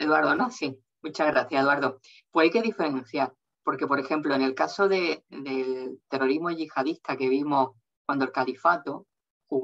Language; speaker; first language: Spanish; native; Spanish